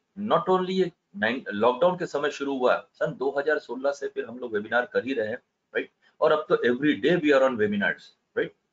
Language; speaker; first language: Hindi; native; Hindi